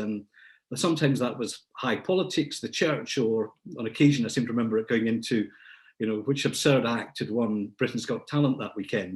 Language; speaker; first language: English; native; English